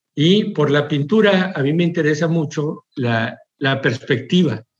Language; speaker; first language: Spanish; native; Spanish